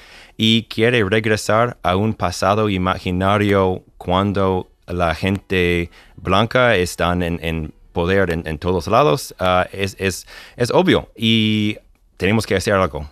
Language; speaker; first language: Spanish; non-native, fluent; English